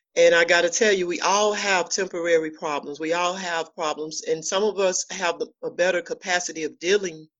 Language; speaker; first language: English; native; English